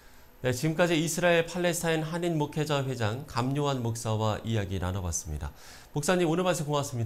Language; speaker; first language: Korean; native; Korean